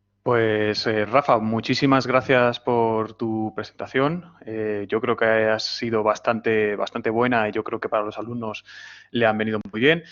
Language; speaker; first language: Spanish; native; Spanish